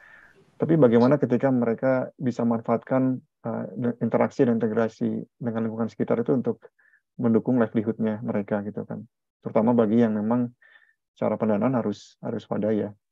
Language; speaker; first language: Indonesian; native; Indonesian